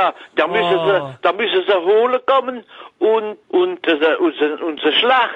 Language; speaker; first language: German; non-native, learner; French